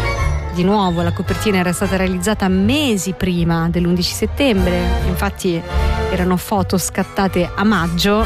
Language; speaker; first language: Italian; native; Italian